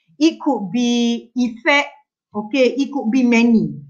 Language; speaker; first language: English; non-native, local second language; Malay